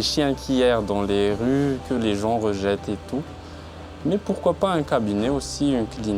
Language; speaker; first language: French; non-native, local second language; Malagasy